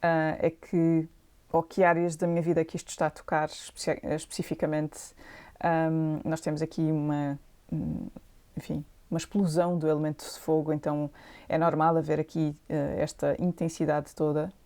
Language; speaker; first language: Portuguese; native; Portuguese